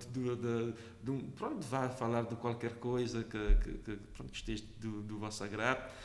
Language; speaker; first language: Portuguese; non-native, local second language; Kabuverdianu